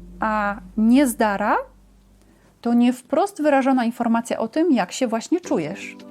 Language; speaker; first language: Polish; native; Polish